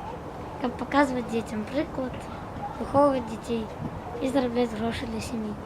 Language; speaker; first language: Russian; non-native, local second language; Belarusian